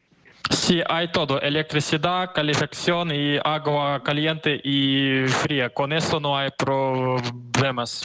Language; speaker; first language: Spanish; non-native, fluent; Ukrainian